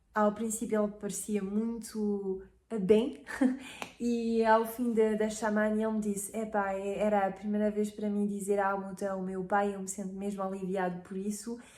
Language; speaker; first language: Portuguese; non-native, fluent; French